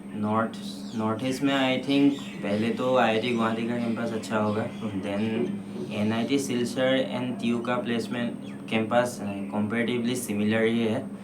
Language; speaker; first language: Hindi; non-native, local second language; Assamese